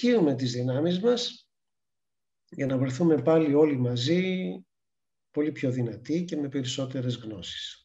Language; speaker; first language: Greek; native; Greek